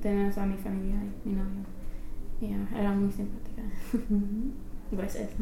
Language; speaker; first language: Spanish; non-native, learner; English